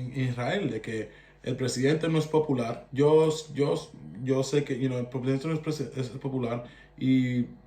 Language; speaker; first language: Spanish; early bilingual, heritage; Spanish